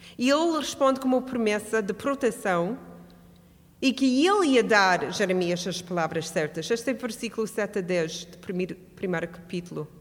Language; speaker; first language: Portuguese; non-native, fluent; English